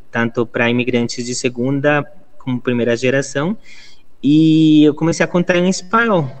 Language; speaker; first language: Portuguese; non-native, fluent; Spanish